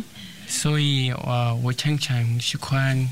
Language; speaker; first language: Chinese; non-native, learner; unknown